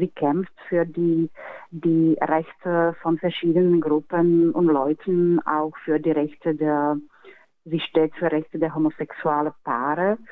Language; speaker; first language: German; non-native, fluent; Slovak